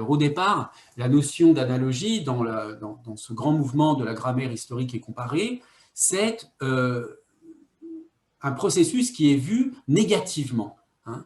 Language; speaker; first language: French; native; French